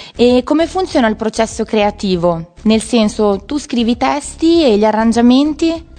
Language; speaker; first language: Italian; native; Italian